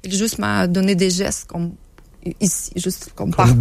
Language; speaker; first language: French; non-native, learner; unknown